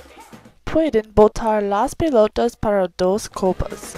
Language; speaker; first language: Spanish; non-native, learner; English